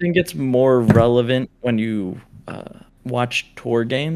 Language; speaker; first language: English; native; English